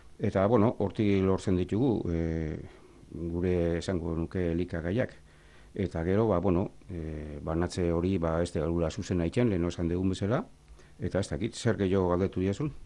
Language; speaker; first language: Basque; native; Basque